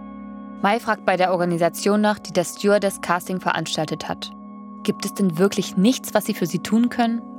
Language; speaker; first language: German; native; German